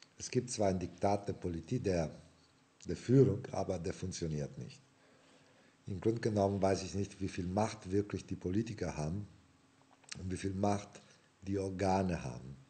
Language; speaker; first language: German; non-native, fluent; Italian